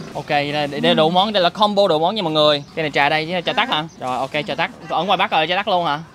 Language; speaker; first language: Vietnamese; non-native, fluent; English